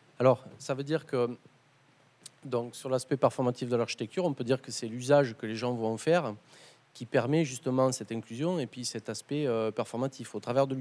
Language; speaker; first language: French; native; French